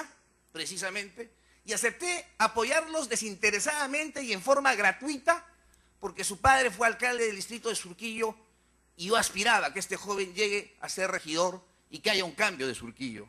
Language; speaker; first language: Spanish; native; Spanish